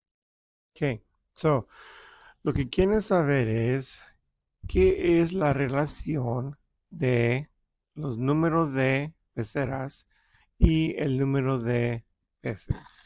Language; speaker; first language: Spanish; early bilingual, heritage; Spanish